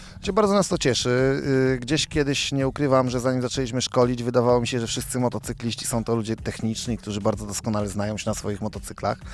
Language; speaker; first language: Polish; native; Polish